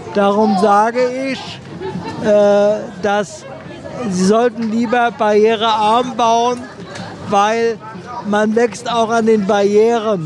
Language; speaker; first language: German; native; German